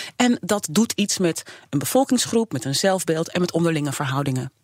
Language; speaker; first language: Dutch; native; Dutch